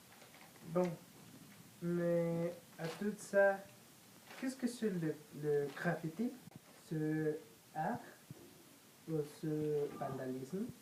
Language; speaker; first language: French; non-native, learner; Spanish